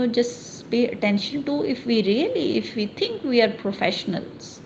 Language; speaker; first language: English; non-native, local second language; Urdu